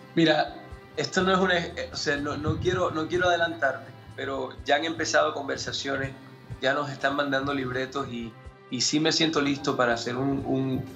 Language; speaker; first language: Spanish; early bilingual, heritage; Spanish